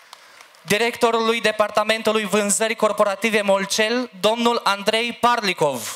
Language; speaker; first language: Romanian; native; Romanian